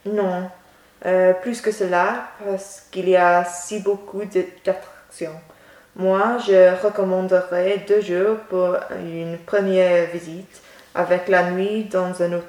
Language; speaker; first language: French; non-native, learner; English